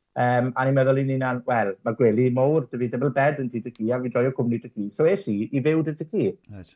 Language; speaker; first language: Welsh; native; Welsh